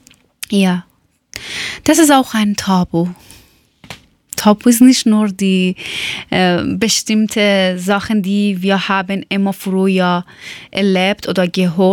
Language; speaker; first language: German; non-native, learner; Persian